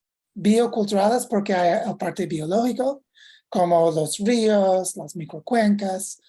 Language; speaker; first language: Spanish; non-native, fluent; English